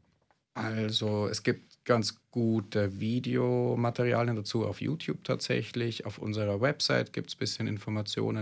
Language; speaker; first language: German; native; German